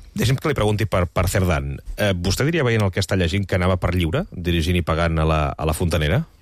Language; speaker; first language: Catalan; native; Catalan